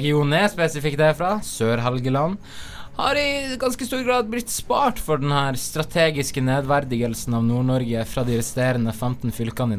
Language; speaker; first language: Norwegian; native; Norwegian